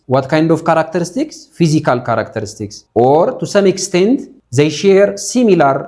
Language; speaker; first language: English; non-native, local second language; Amharic